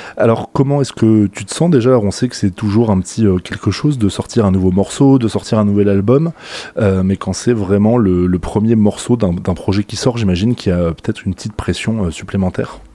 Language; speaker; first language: French; native; French